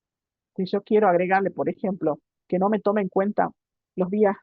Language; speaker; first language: Spanish; native; Spanish